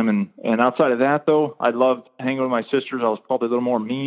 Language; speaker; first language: English; native; English